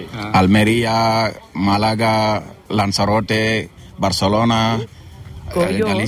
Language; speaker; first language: Spanish; non-native, learner; Wolof